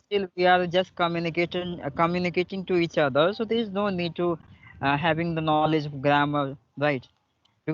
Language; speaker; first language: English; non-native, local second language; Hindi